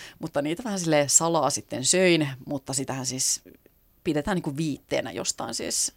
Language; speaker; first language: Finnish; native; Finnish